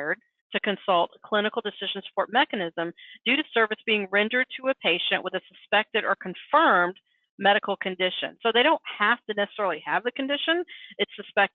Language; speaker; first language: English; native; English